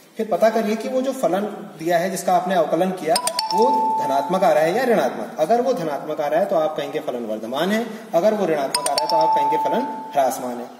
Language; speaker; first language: Hindi; native; Hindi